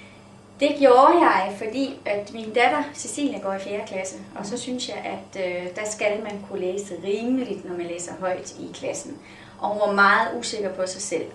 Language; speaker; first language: Danish; native; Danish